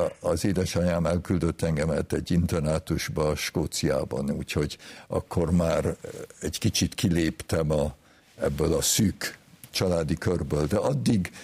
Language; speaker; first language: Hungarian; early bilingual, heritage; Hungarian